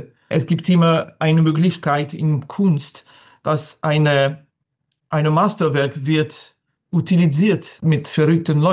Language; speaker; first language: German; non-native, learner; French